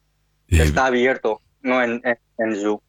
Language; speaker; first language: Spanish; non-native, learner; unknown